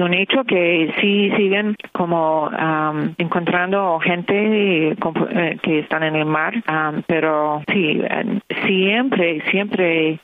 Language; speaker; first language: Spanish; non-native, fluent; English